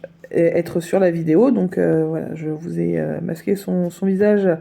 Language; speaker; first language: French; native; French